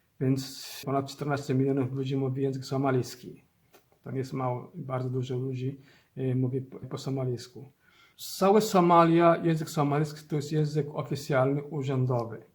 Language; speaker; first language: Polish; non-native, learner; Somali